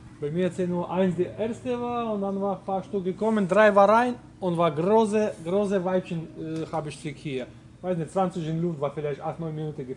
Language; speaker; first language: German; non-native, learner; Polish